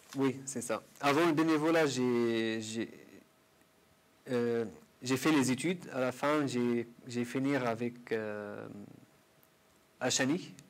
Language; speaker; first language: French; non-native, learner; Arabic